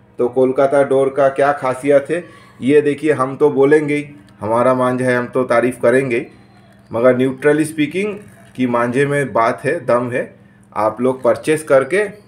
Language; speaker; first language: Hindi; non-native, local second language; Bangla